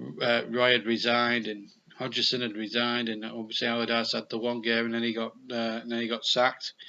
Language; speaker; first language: English; native; English